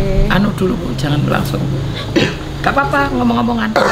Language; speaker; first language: Indonesian; native; Indonesian